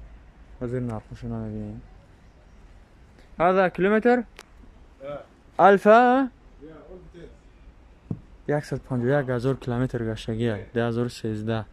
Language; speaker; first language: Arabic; non-native, learner; Tajik